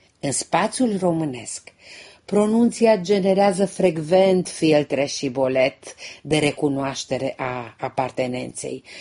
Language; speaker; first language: Romanian; native; Romanian